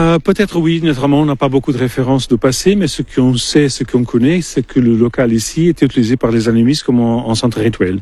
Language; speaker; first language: French; non-native, fluent; Portuguese